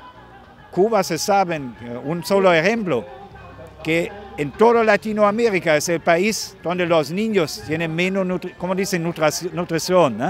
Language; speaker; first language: Spanish; non-native, fluent; German